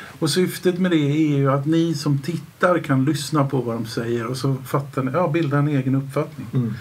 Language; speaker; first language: Swedish; native; Swedish